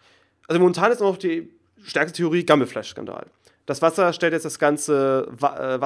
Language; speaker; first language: German; native; German